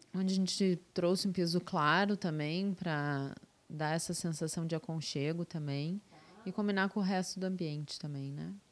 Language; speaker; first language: Portuguese; native; Portuguese